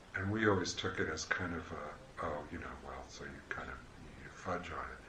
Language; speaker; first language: English; native; English